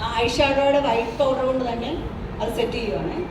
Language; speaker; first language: Malayalam; native; Malayalam